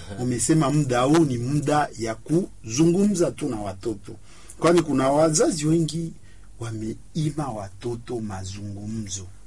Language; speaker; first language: Swahili; native; Swahili